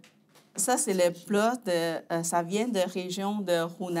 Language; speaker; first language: French; non-native, fluent; Chinese